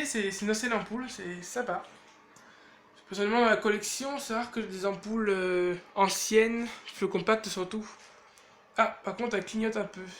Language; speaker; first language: French; native; French